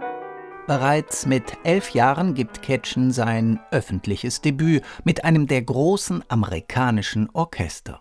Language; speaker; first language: German; native; German